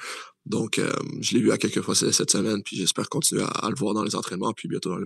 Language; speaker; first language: French; native; French